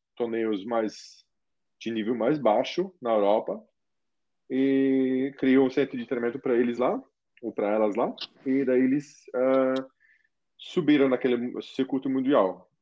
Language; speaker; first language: Portuguese; non-native, fluent; German